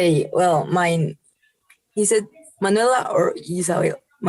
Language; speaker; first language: English; non-native, fluent; Spanish